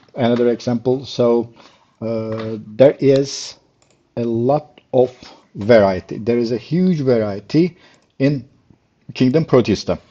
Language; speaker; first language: English; non-native, fluent; Turkish